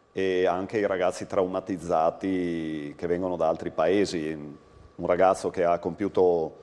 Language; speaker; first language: Italian; native; Italian